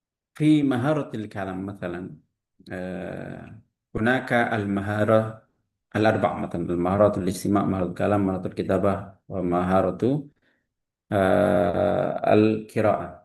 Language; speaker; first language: Arabic; non-native, fluent; Indonesian